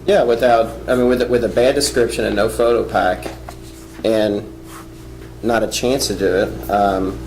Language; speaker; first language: English; native; English